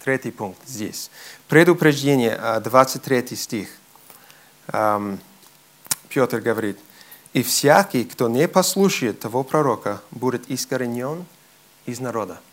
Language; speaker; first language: Russian; non-native, fluent; English